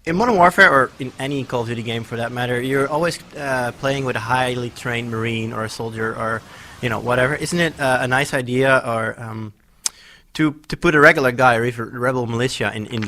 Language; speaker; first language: English; non-native, fluent; Dutch